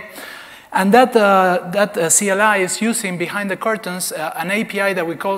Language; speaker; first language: English; non-native, fluent; Spanish